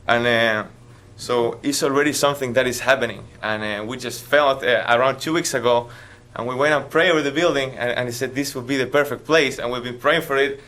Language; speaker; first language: English; non-native, fluent; Spanish